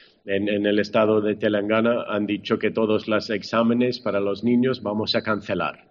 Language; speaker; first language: Spanish; non-native, fluent; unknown